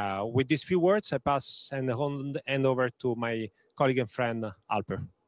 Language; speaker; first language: English; non-native, fluent; Italian